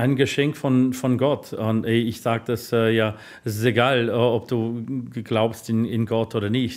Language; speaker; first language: German; non-native, fluent; English